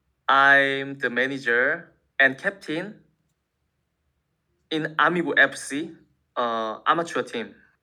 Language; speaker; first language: English; non-native, learner; Korean